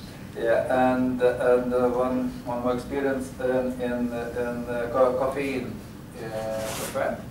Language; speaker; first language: English; non-native, learner; Lithuanian